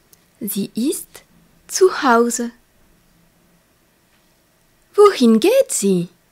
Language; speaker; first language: German; non-native, fluent; French